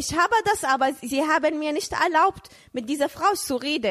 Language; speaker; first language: German; non-native, learner; Arabic